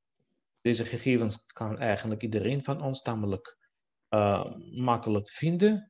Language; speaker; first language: Dutch; non-native, fluent; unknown